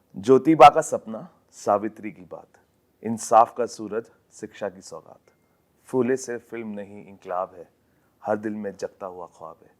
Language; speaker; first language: Hindi; native; Hindi